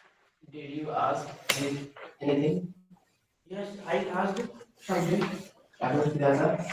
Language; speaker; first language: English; non-native, learner; Hindi